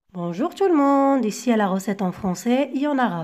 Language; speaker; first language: French; non-native, local second language; Arabic